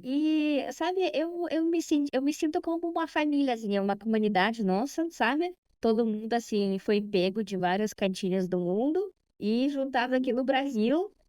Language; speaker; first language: Portuguese; non-native, fluent; Russian